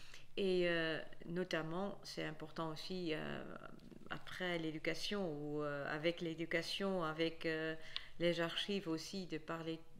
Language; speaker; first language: French; non-native, fluent; Dutch